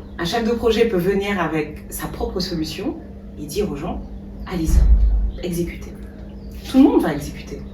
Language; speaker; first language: French; non-native, local second language; Wolof